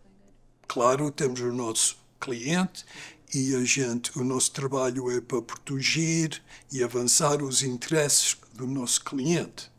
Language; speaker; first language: Portuguese; early bilingual, other home language; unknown